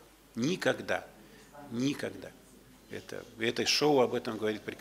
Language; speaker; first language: Russian; native; Russian